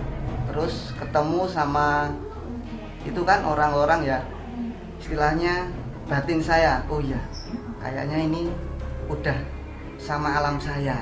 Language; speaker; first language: Indonesian; non-native, local second language; Javanese